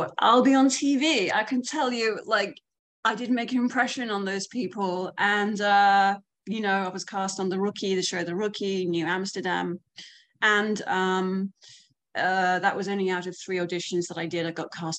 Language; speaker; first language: English; native; English